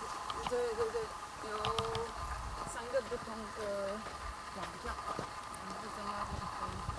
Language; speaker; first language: Chinese; non-native, fluent; Spanish